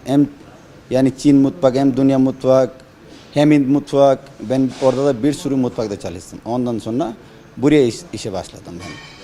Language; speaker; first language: Turkish; non-native, learner; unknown